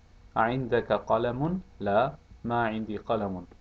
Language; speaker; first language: Arabic; non-native, fluent; English